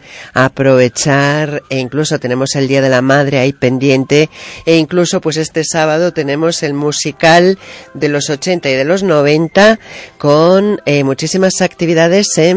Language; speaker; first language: Spanish; native; Spanish